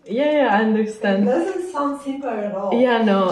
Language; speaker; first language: English; non-native, fluent; Italian